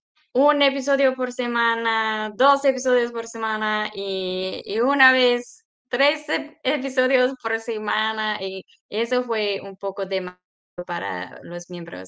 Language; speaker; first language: Spanish; non-native, fluent; English